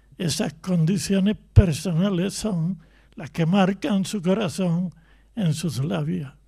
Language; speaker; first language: Spanish; native; Spanish